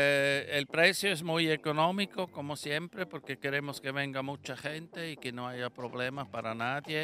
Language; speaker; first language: Spanish; non-native, fluent; German